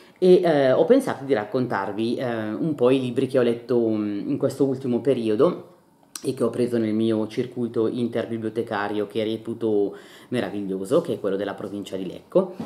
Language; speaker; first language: Italian; native; Italian